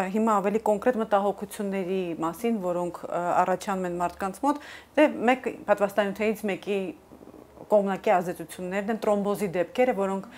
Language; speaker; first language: Armenian; native; Armenian